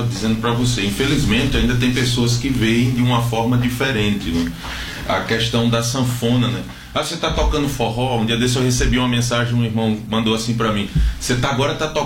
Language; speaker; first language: Portuguese; native; Portuguese